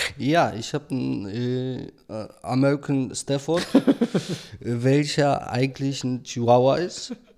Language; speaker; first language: German; early bilingual, other home language; Polish